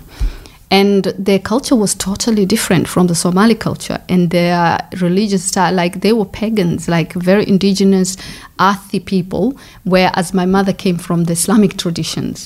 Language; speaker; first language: English; non-native, local second language; Somali